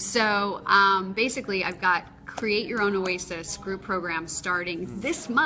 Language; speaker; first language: English; native; English